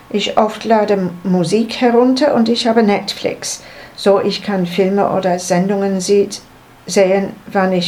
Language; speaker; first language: German; non-native, learner; English